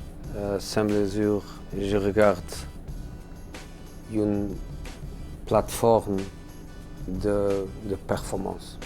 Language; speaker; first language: French; non-native, fluent; Portuguese